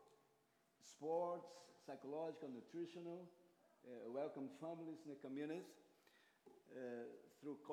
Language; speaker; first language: English; non-native, learner; Portuguese